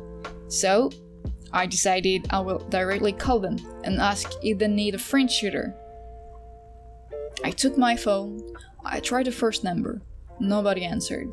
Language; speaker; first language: English; non-native, fluent; French